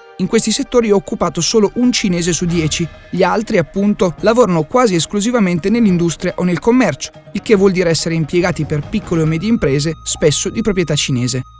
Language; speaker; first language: Italian; native; Italian